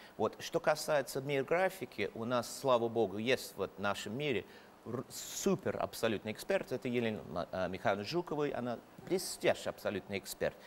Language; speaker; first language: Russian; non-native, fluent; English